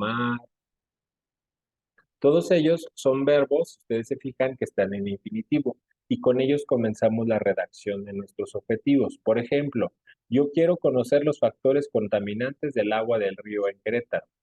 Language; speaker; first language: Spanish; native; Spanish